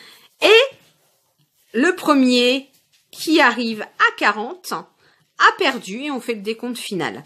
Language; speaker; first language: French; native; French